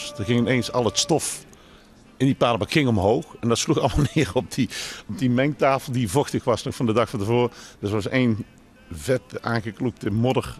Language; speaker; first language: Dutch; native; Dutch